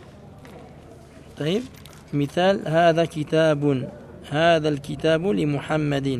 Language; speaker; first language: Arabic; non-native, fluent; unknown